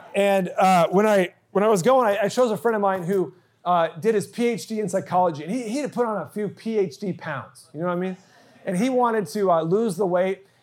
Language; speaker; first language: English; native; English